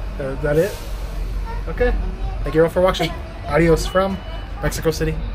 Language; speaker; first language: English; native; English